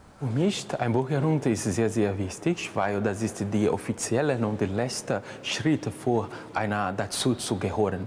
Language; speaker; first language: German; non-native, learner; Portuguese